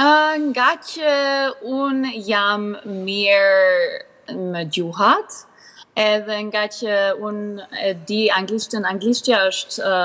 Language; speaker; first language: Albanian; early bilingual, heritage; Albanian